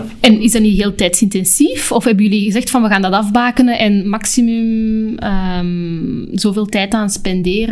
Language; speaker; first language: Dutch; native; Dutch